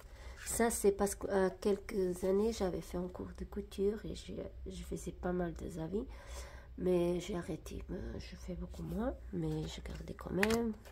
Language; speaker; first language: French; non-native, fluent; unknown